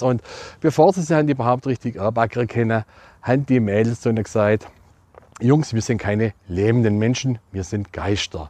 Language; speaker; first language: German; native; German